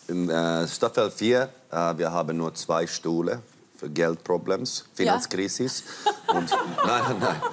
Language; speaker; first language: German; non-native, learner; Finnish